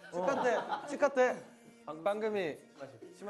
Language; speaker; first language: Japanese; non-native, learner; Korean